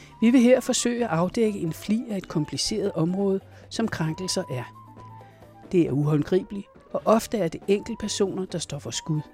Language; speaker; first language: Danish; native; Danish